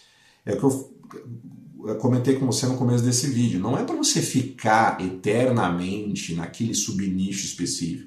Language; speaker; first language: Portuguese; native; Portuguese